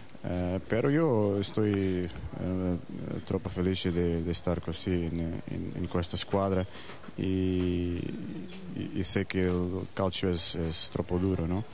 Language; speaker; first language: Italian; non-native, learner; Portuguese